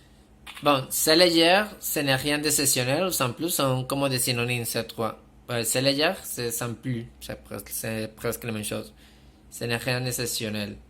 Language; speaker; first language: French; non-native, fluent; Spanish